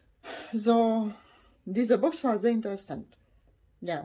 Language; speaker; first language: German; non-native, learner; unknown